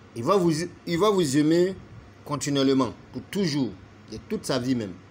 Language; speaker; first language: French; non-native, local second language; Bambara